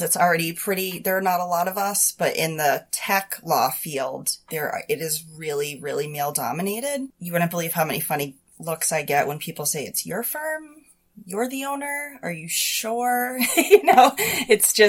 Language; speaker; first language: English; native; English